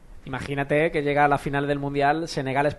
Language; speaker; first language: Spanish; native; Spanish